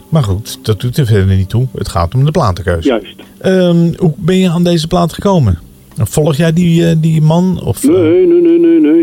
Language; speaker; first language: Dutch; native; Dutch